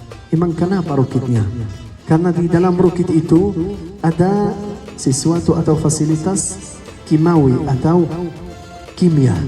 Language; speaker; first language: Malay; non-native, fluent; Arabic